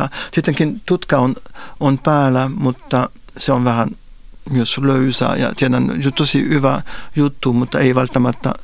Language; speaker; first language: Finnish; non-native, fluent; French